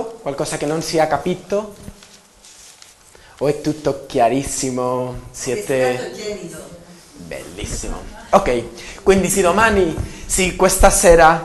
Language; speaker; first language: Italian; non-native, learner; Spanish